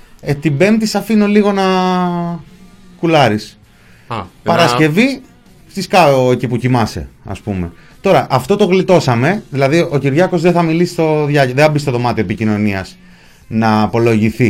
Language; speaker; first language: Greek; native; Greek